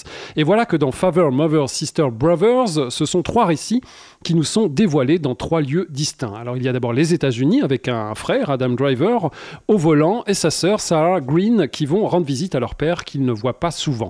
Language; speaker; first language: French; native; French